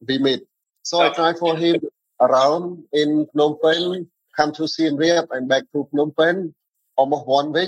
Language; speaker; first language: English; non-native, learner; Khmer